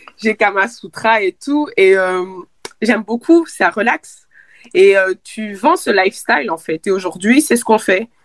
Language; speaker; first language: French; early bilingual, other home language; Lingala